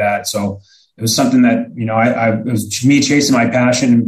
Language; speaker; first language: English; native; English